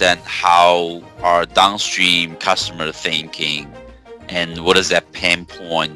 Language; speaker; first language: English; non-native, fluent; Chinese